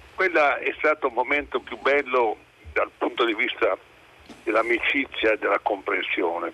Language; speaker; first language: Italian; native; Italian